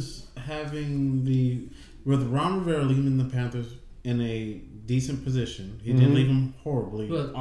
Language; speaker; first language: English; native; English